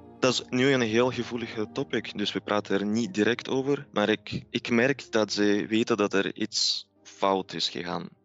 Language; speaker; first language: Dutch; non-native, fluent; Russian